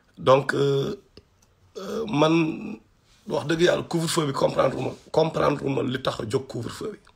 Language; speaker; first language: Wolof; non-native, local second language; Fula